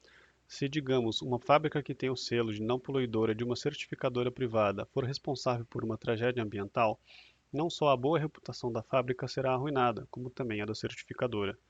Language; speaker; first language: Portuguese; native; Portuguese